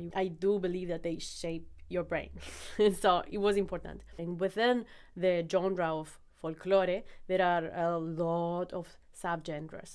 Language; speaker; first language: English; non-native, fluent; Spanish